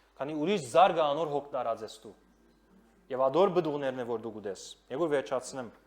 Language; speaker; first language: Armenian; early bilingual, heritage; Armenian